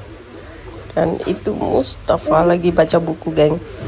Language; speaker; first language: Indonesian; native; Indonesian